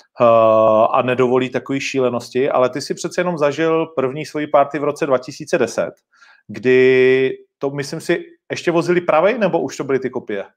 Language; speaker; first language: Czech; native; Czech